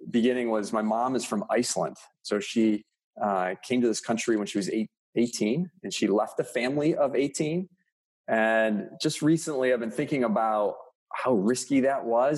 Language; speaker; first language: English; native; English